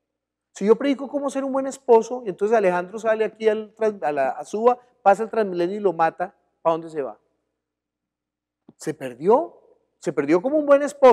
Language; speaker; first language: Spanish; native; Spanish